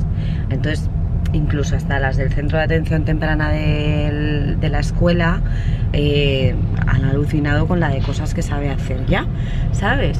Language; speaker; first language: Spanish; native; Spanish